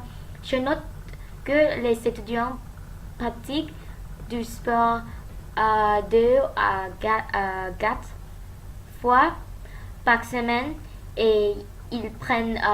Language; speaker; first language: French; non-native, learner; Thai